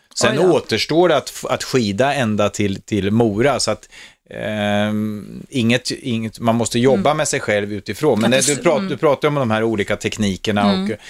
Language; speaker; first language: Swedish; native; Swedish